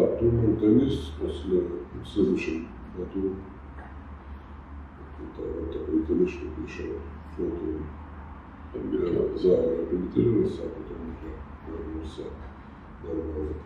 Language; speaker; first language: Russian; non-native, fluent; Georgian